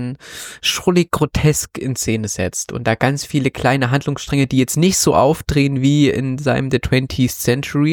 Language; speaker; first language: German; native; German